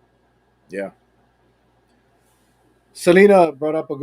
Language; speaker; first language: English; native; English